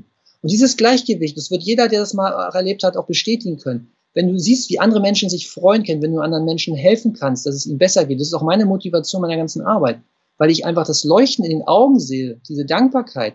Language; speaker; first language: German; native; German